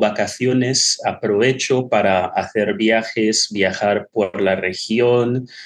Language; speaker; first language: Spanish; non-native, fluent; English